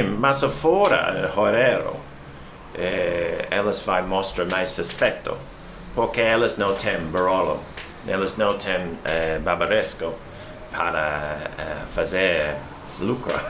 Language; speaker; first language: Portuguese; non-native, learner; English